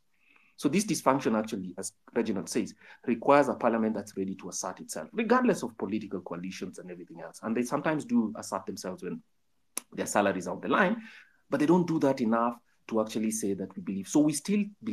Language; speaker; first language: English; non-native, local second language; Luo (Kenya and Tanzania)